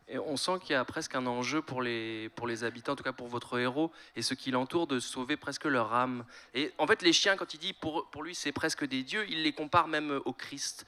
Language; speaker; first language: French; native; French